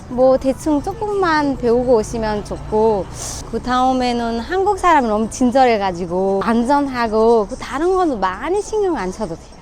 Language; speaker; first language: Korean; non-native, fluent; Nepali